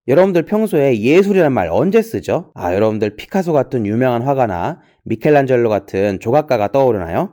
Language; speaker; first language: Korean; native; Korean